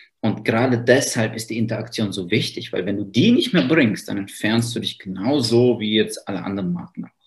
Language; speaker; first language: German; native; German